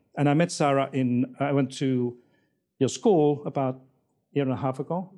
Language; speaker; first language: English; non-native, fluent; Finnish